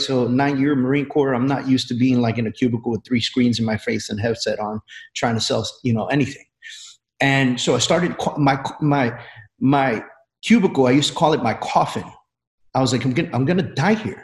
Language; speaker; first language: English; native; English